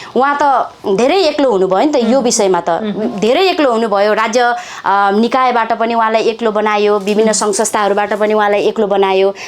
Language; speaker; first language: Nepali; non-native, local second language; Eastern Tamang